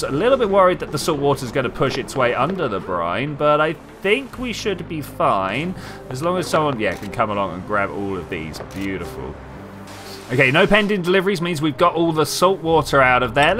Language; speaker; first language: English; native; English